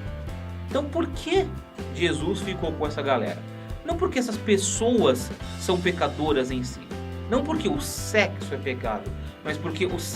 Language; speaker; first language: Portuguese; native; Portuguese